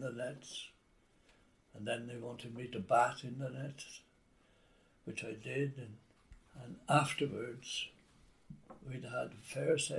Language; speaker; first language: English; native; English